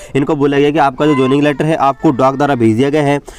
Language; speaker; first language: Hindi; native; Hindi